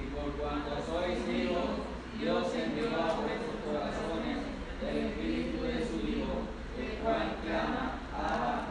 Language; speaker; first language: Spanish; native; Spanish